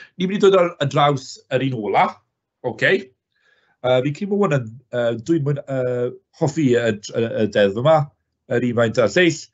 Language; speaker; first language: Welsh; native; Welsh